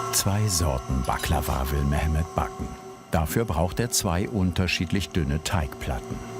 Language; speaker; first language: German; native; German